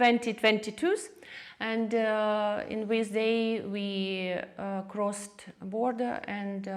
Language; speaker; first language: English; non-native, learner; Russian